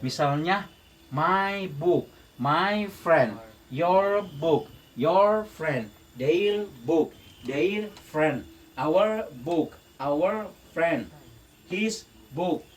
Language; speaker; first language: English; non-native, learner; Sundanese